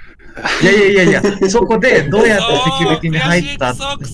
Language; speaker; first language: Japanese; non-native, learner; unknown